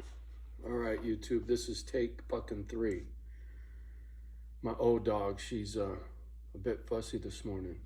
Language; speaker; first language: English; native; English